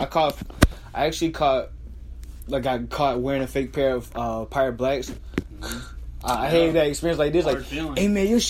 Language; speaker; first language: English; native; English